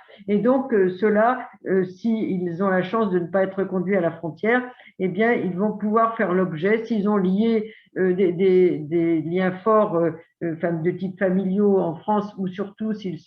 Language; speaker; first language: French; native; French